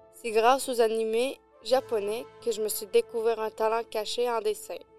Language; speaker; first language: French; early bilingual, other home language; Arabic